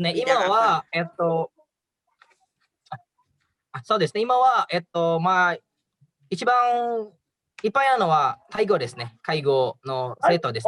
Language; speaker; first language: Japanese; non-native, learner; Indonesian